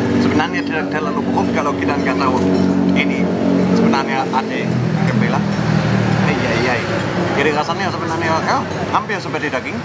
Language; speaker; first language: Indonesian; non-native, fluent; German